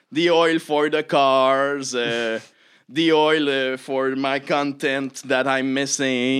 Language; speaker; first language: English; non-native, fluent; French